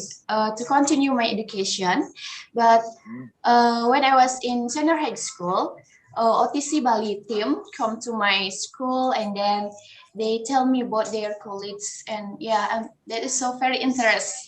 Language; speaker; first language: English; non-native, learner; Indonesian